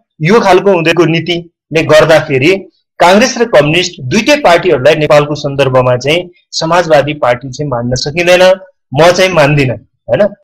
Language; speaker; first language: Nepali; native; Nepali